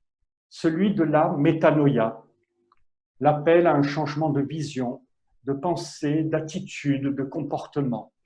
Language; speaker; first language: French; native; French